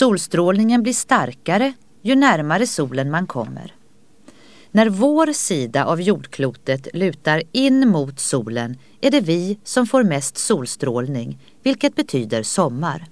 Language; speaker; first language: Swedish; native; Swedish